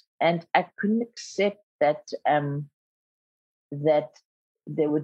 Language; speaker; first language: English; non-native, local second language; Zulu